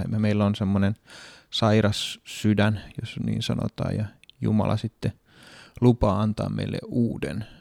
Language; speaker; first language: Finnish; non-native, fluent; Greek